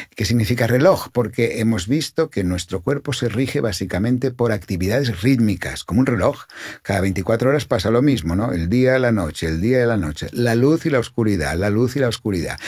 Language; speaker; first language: Spanish; non-native, local second language; Catalan